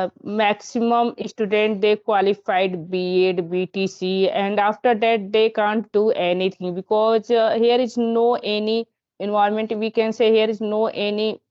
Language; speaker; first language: English; non-native, learner; Hindi